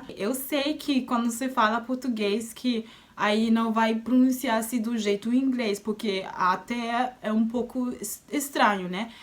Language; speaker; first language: Portuguese; non-native, fluent; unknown